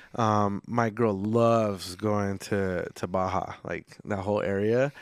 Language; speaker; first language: English; early bilingual, other home language; Spanish